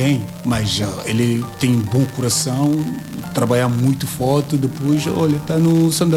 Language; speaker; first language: Portuguese; non-native, learner; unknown